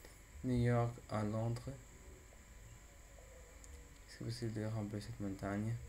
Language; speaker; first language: French; non-native, learner; English